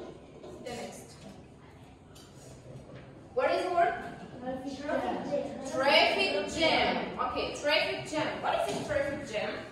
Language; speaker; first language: English; non-native, learner; Kazakh